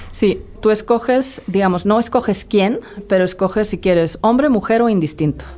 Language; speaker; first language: Spanish; early bilingual, other home language; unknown